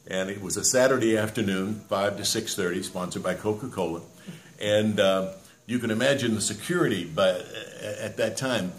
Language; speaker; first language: English; native; English